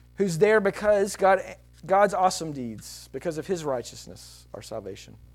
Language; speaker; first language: English; native; English